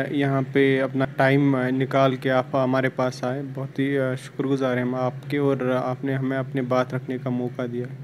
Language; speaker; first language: Hindi; non-native, local second language; Kashmiri